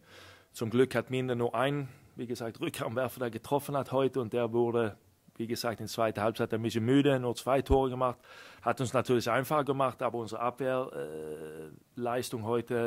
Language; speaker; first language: German; non-native, fluent; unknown